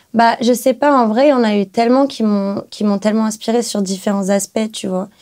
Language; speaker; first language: French; early bilingual, other home language; Portuguese